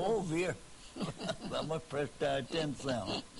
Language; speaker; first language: Portuguese; non-native, fluent; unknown